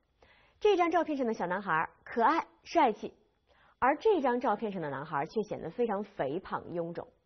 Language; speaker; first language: Chinese; native; Chinese